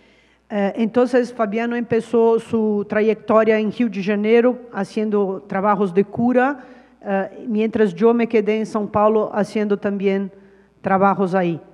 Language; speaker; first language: Spanish; non-native, fluent; Portuguese